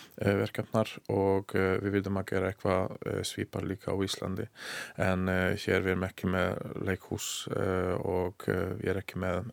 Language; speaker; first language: Icelandic; non-native, learner; Hungarian